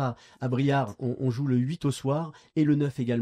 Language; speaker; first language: French; native; French